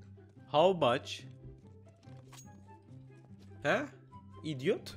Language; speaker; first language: English; non-native, learner; Turkish